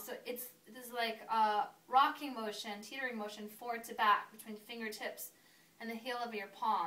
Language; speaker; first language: English; native; English